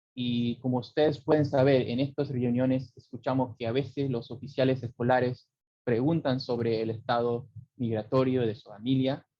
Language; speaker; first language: Spanish; early bilingual, heritage; English